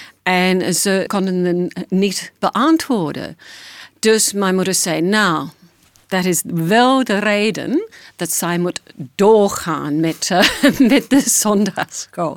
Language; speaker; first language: Dutch; non-native, fluent; English